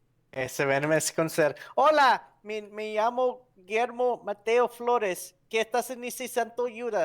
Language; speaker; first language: Spanish; non-native, learner; English